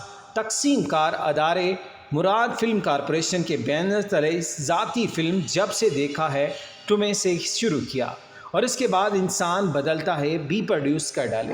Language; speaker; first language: Urdu; native; Urdu